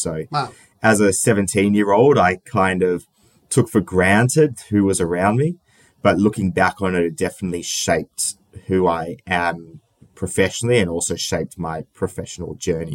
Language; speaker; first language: English; native; English